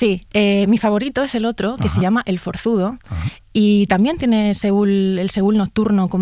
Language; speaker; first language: Spanish; native; Spanish